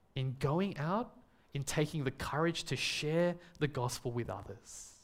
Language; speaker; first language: English; native; English